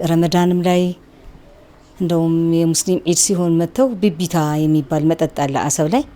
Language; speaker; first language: Amharic; native; Amharic